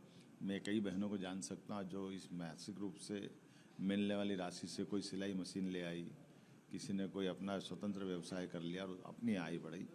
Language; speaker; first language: Hindi; native; Hindi